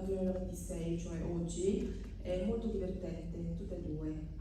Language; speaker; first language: Italian; non-native, fluent; Korean